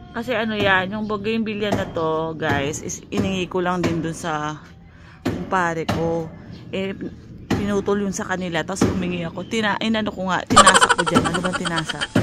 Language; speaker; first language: Filipino; non-native, local second language; Pampanga